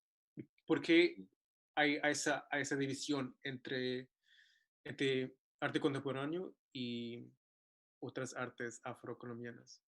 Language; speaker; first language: Spanish; non-native, fluent; English